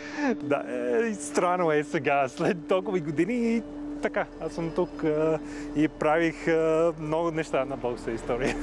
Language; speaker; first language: Bulgarian; non-native, learner; English